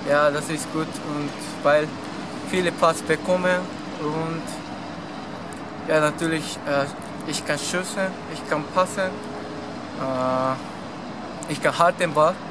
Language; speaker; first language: German; non-native, learner; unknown